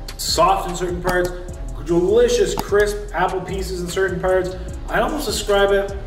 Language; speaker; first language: English; native; English